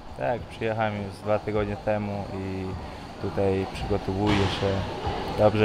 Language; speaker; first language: Polish; non-native, fluent; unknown